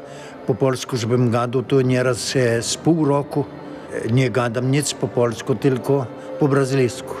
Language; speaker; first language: Polish; early bilingual, heritage; Polish